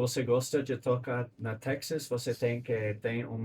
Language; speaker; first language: Portuguese; non-native, learner; English